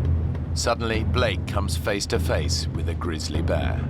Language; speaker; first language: English; native; English